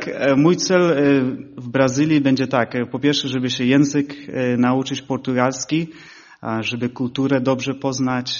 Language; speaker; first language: Polish; early bilingual, heritage; Polish